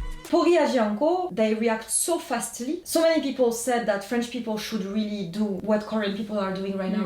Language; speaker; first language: English; non-native, fluent; French